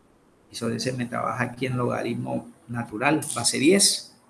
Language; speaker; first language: Spanish; native; Spanish